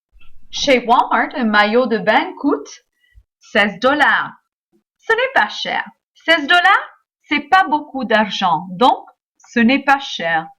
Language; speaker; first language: French; non-native, fluent; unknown